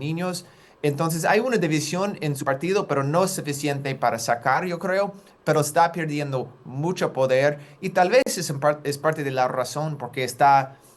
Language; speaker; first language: Spanish; non-native, fluent; English